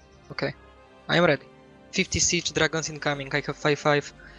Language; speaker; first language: English; non-native, fluent; Polish